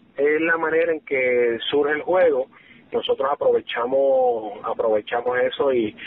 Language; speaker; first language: Spanish; native; Spanish